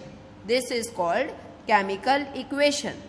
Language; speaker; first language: English; non-native, local second language; Hindi